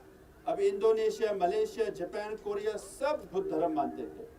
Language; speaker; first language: Hindi; non-native, fluent; Tibetan